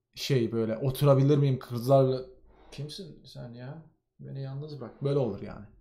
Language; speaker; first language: Turkish; native; Turkish